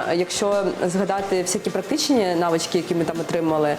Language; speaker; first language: Ukrainian; early bilingual, other home language; Uzbek